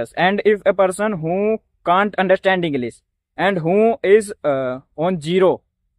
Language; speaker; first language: English; non-native, learner; Hindi